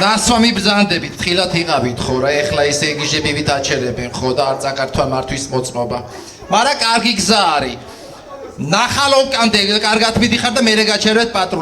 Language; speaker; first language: Georgian; native; Georgian